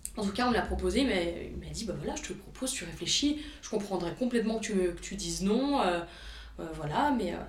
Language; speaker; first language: French; early bilingual, other home language; Romanian